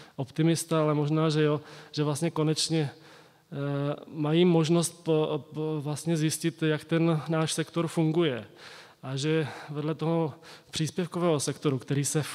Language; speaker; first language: Czech; native; Czech